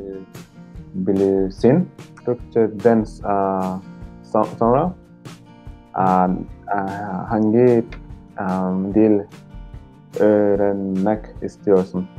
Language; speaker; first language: Turkish; non-native, learner; Portuguese